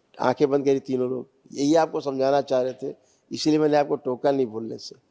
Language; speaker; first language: Hindi; native; Hindi